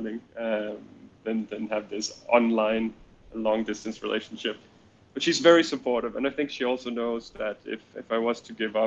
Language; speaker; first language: English; non-native, fluent; Danish